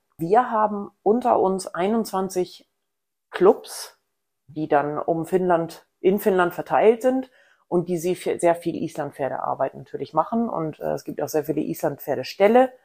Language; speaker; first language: German; native; German